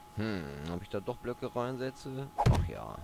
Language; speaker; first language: German; native; German